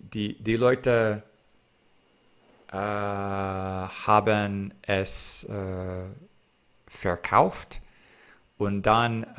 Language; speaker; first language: German; non-native, learner; English